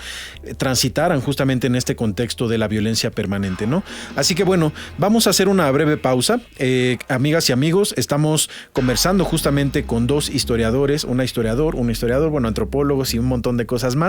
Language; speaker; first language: Spanish; native; Spanish